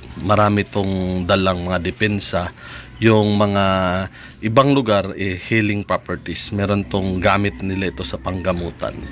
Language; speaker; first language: Filipino; native; Filipino